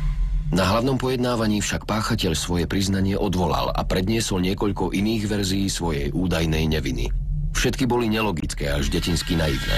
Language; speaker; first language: Slovak; native; Slovak